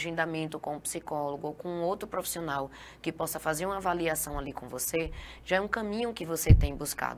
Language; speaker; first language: Portuguese; native; Portuguese